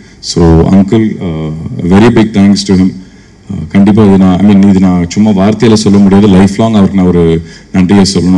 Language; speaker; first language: Tamil; native; Tamil